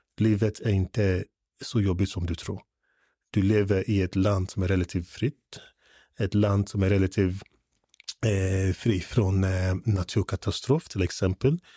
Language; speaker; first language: Swedish; non-native, fluent; English